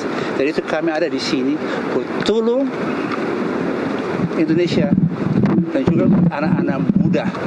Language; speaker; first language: Indonesian; early bilingual, heritage; Indonesian